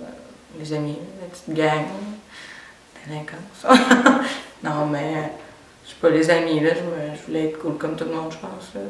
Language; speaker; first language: French; native; French